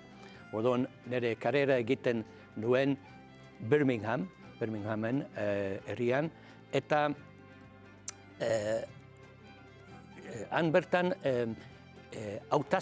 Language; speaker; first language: Basque; non-native, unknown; English